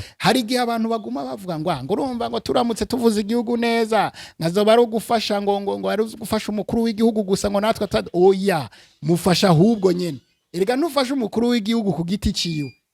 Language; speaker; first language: Rundi; early bilingual, heritage; Rundi